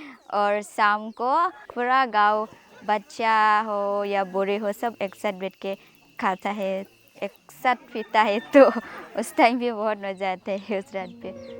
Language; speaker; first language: Hindi; non-native, local second language; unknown